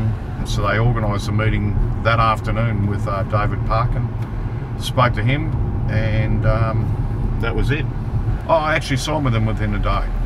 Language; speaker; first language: English; native; English